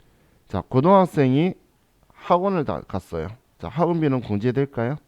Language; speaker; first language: Korean; native; Korean